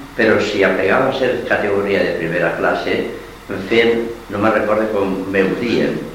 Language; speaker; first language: Spanish; non-native, local second language; Catalan